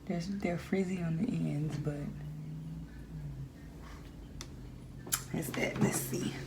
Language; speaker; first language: English; native; English